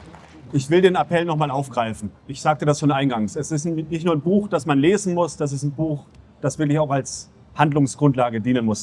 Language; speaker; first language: German; native; German